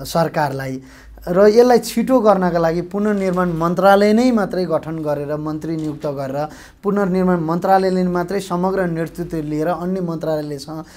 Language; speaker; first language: Nepali; native; Nepali